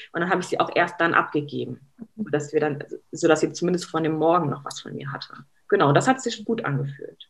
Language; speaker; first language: German; early bilingual, other home language; Arabic